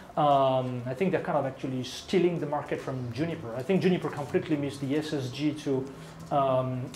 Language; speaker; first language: English; non-native, fluent; French